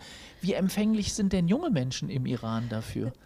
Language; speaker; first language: German; native; German